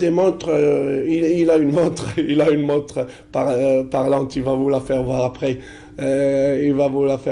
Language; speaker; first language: French; non-native, local second language; Arabic